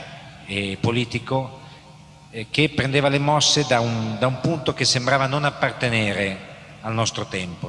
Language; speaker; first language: Italian; native; Italian